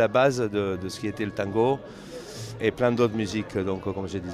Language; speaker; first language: French; non-native, fluent; Spanish